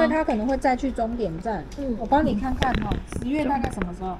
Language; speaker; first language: Chinese; native; Chinese